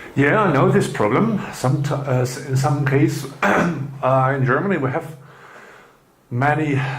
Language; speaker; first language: English; non-native, learner; German